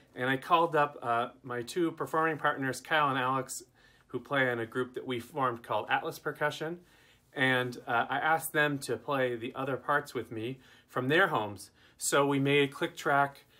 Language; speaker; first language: English; native; English